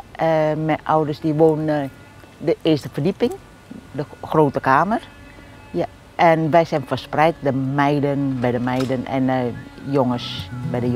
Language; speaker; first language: Dutch; early bilingual, other home language; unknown